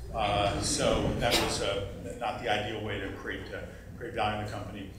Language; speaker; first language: English; native; English